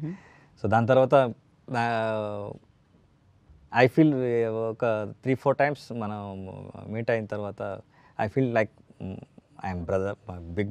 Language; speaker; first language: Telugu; non-native, learner; Kannada